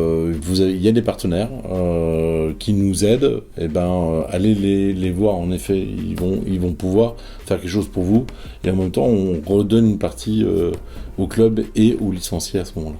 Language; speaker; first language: French; native; French